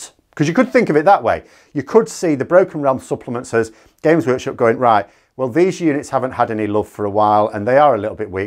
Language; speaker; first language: English; native; English